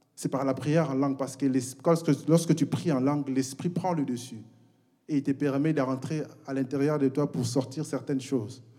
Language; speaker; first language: French; non-native, local second language; Lingala